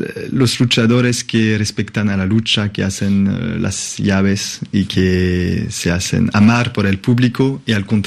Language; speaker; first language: Spanish; non-native, fluent; French